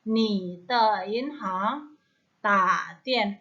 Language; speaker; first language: Chinese; non-native, fluent; Indonesian